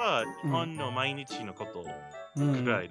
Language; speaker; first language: Japanese; non-native, learner; English